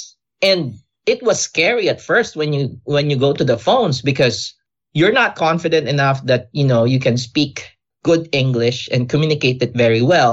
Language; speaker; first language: English; non-native, local second language; Filipino